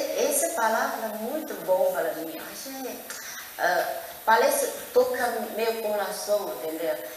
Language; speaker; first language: Portuguese; non-native, learner; Chinese